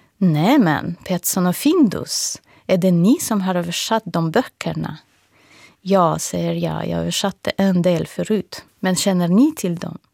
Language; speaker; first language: Swedish; non-native, fluent; Russian